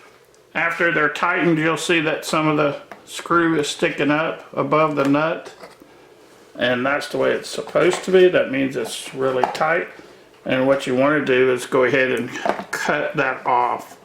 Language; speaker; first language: English; native; English